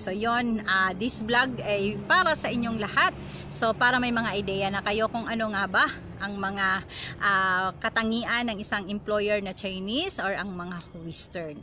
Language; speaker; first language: Filipino; non-native, local second language; Cebuano